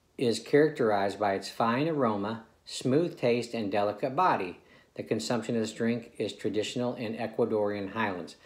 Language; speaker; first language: English; native; English